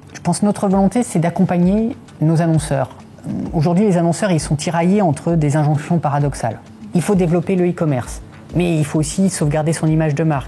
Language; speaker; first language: French; native; French